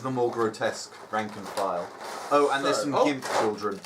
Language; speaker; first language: English; native; English